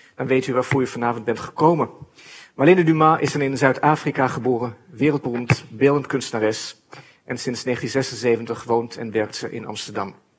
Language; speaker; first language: Dutch; native; Dutch